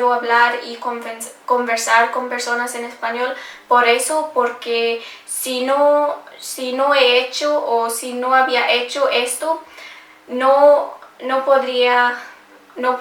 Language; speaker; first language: Spanish; non-native, learner; English